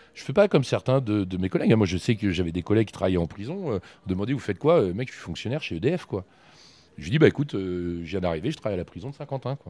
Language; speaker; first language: French; native; French